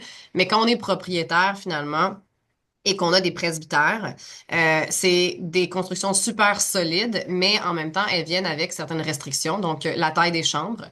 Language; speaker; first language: French; native; French